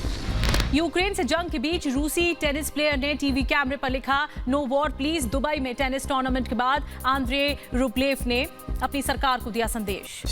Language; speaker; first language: Hindi; native; Hindi